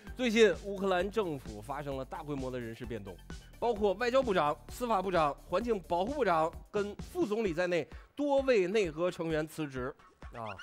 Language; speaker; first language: Chinese; native; Chinese